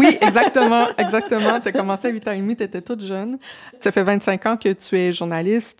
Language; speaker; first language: French; native; French